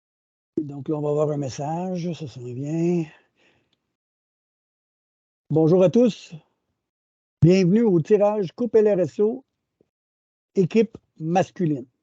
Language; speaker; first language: French; native; French